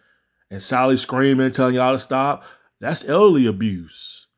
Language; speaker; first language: English; native; English